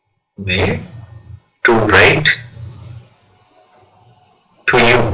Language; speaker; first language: English; non-native, learner; Telugu